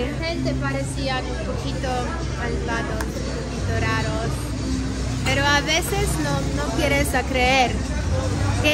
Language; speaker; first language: Spanish; non-native, learner; English